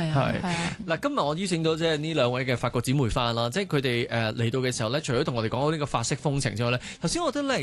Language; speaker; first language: Cantonese; native; Cantonese